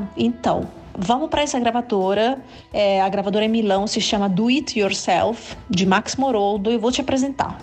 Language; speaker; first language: Portuguese; non-native, fluent; Italian